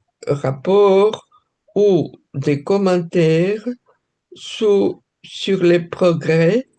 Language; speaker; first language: French; non-native, fluent; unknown